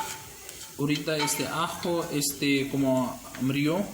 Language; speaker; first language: Spanish; non-native, learner; Urdu